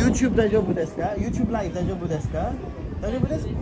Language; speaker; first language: Japanese; non-native, learner; English